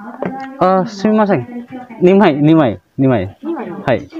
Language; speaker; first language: Japanese; non-native, learner; Indonesian